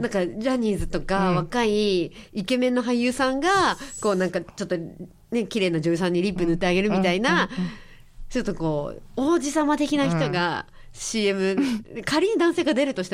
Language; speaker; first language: Japanese; native; Japanese